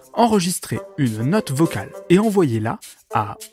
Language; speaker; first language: French; native; French